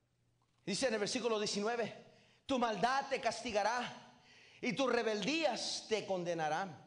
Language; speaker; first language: Spanish; native; Spanish